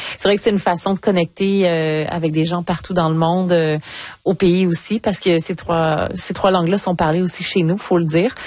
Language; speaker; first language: French; native; French